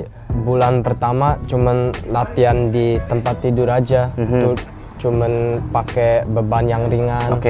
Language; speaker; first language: Indonesian; early bilingual, heritage; English